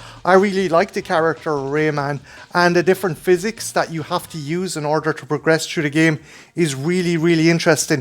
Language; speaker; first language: English; native; English